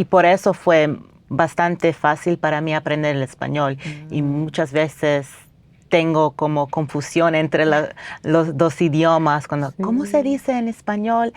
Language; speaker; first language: Spanish; non-native, fluent; English